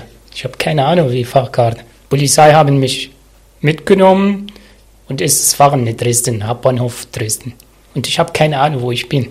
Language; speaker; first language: German; non-native, learner; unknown